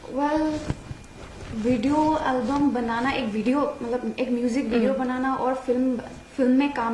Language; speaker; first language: Hindi; non-native, local second language; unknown